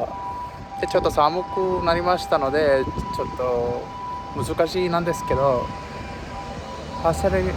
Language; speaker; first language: Japanese; non-native, learner; Sinhala